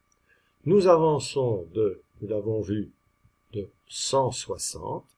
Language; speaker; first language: French; native; French